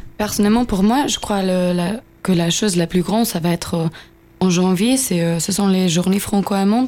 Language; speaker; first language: French; non-native, fluent; German